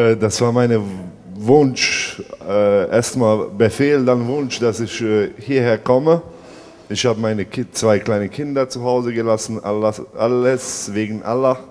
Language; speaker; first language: German; non-native, fluent; Bosnian